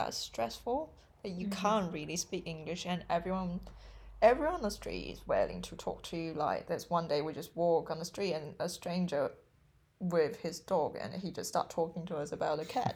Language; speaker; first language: English; non-native, fluent; Chinese